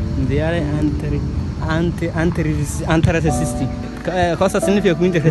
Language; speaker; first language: Italian; non-native, learner; Somali